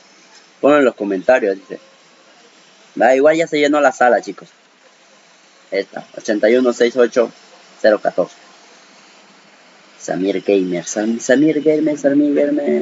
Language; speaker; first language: Spanish; native; Spanish